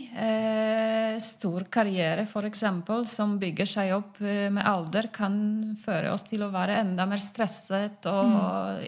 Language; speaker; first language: Norwegian; non-native, fluent; Polish